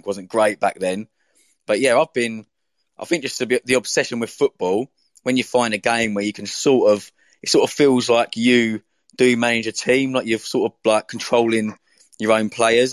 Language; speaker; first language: English; native; English